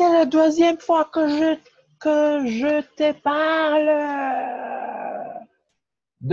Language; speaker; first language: French; non-native, fluent; Portuguese